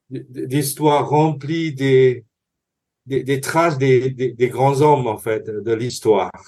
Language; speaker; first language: French; non-native, fluent; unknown